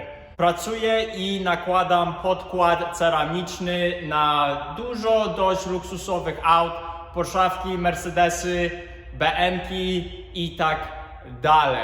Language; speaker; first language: Polish; early bilingual, heritage; Polish